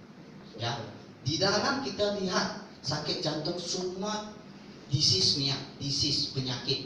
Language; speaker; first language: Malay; non-native, local second language; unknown